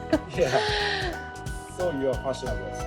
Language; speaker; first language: English; non-native, fluent; Japanese